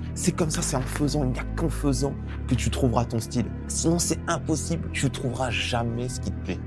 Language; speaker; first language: French; native; French